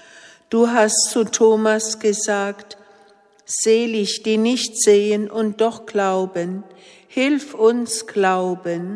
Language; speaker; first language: German; native; German